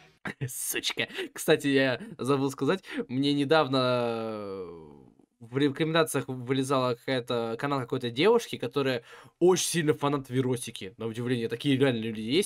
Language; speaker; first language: Russian; native; Russian